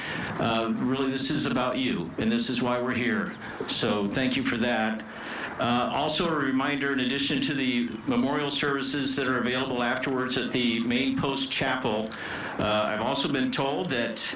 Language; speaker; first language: English; native; English